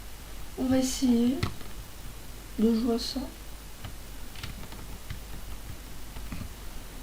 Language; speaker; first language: French; native; French